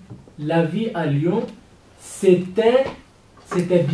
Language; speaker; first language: French; non-native, fluent; Kurdish